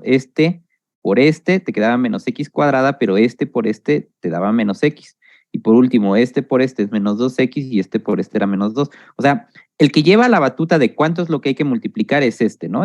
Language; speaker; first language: Spanish; native; Spanish